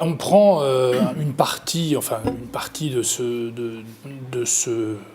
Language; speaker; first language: French; native; French